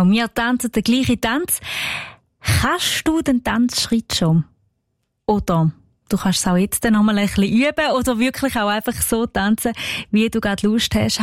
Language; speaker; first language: German; native; German